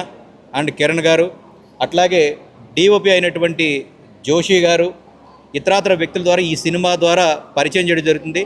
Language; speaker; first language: Telugu; native; Telugu